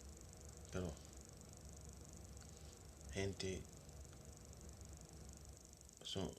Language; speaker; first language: Spanish; non-native, local second language; Haitian Creole